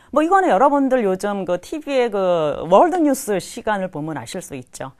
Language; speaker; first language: Korean; native; Korean